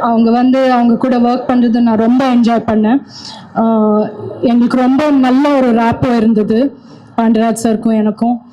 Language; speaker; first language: Tamil; non-native, fluent; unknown